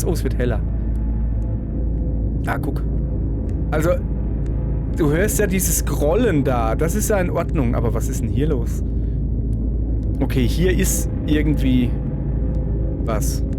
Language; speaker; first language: German; native; German